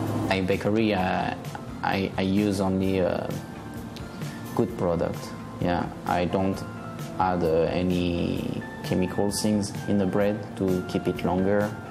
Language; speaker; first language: English; non-native, fluent; French